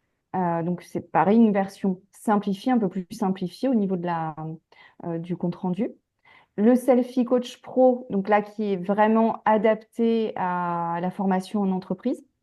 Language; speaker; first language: French; native; French